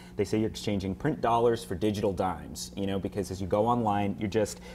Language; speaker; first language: English; native; English